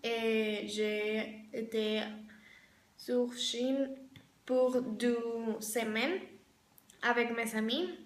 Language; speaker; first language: French; non-native, learner; Spanish